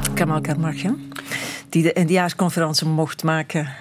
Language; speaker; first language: Dutch; native; Dutch